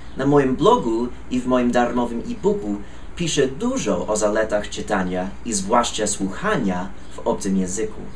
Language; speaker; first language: Polish; non-native, fluent; English